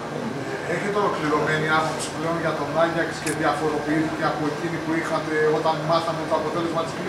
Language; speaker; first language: Greek; native; Greek